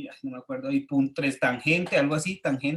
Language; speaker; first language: Spanish; native; Spanish